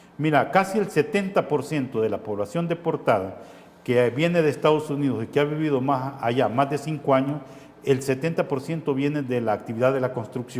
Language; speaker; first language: Spanish; native; Spanish